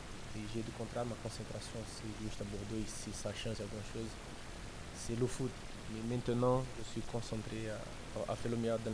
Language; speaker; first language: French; non-native, learner; Portuguese